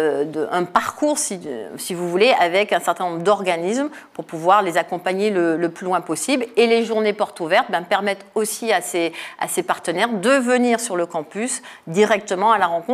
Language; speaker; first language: French; native; French